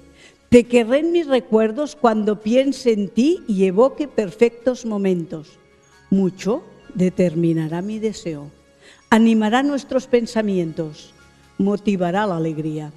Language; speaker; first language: Catalan; native; Catalan